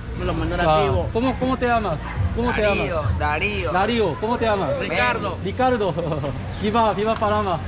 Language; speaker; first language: Spanish; non-native, learner; Korean